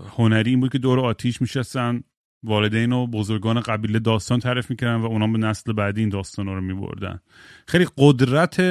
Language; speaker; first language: Persian; early bilingual, heritage; Persian